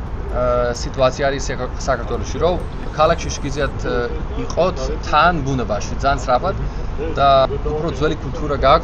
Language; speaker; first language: Georgian; non-native, learner; English